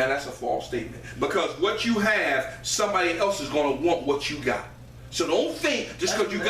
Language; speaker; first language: English; native; English